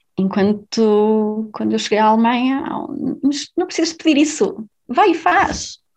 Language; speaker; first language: Portuguese; native; Portuguese